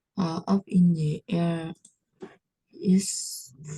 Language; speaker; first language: English; non-native, learner; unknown